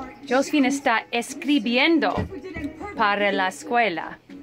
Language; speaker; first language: Spanish; non-native, fluent; English